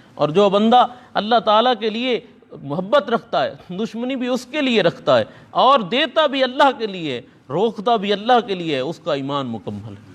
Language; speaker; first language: Urdu; non-native, local second language; Punjabi